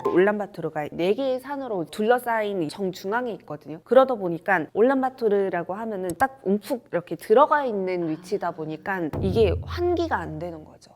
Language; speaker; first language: Korean; non-native, fluent; Mongolian